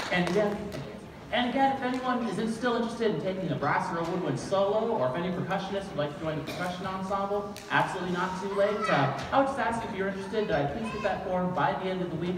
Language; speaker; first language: English; native; English